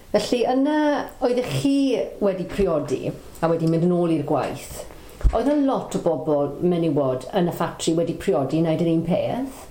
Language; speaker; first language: Welsh; non-native, local second language; English